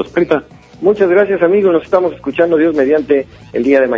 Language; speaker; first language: Spanish; native; Spanish